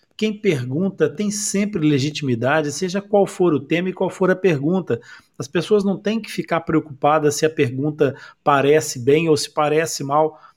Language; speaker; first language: Portuguese; native; Portuguese